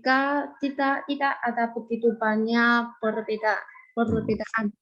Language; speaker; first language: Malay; non-native, fluent; Chinese